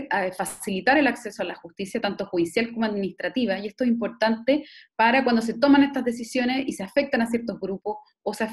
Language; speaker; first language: Spanish; native; Spanish